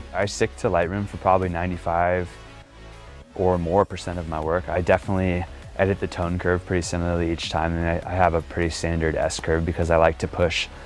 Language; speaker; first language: English; native; English